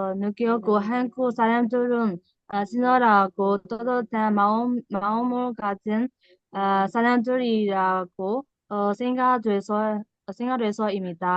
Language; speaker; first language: Korean; non-native, learner; Burmese